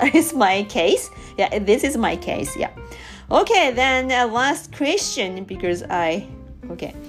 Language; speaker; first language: English; non-native, learner; Japanese